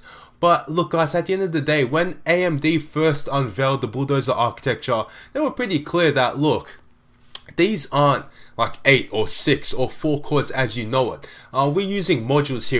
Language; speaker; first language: English; native; English